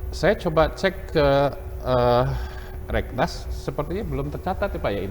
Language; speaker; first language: Indonesian; native; Indonesian